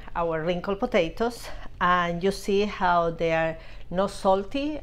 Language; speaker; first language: English; non-native, fluent; Spanish